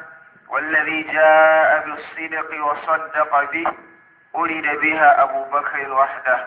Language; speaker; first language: Arabic; non-native, fluent; Hausa